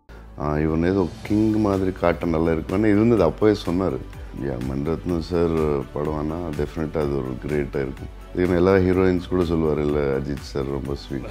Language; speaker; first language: Tamil; non-native, learner; Telugu